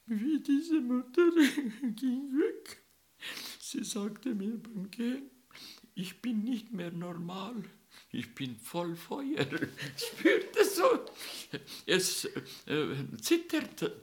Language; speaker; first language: German; non-native, learner; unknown